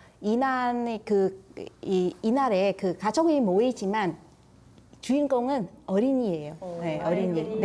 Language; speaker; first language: Korean; non-native, fluent; Vietnamese